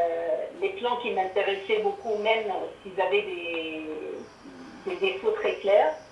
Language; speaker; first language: French; non-native, fluent; Arabic